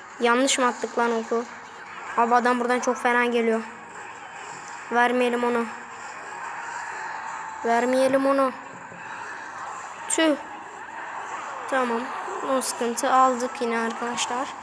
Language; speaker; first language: Turkish; native; Turkish